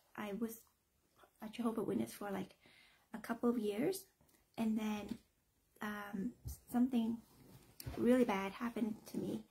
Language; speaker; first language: English; early bilingual, other home language; Vietnamese